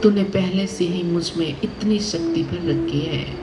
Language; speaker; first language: Hindi; non-native, local second language; Gujarati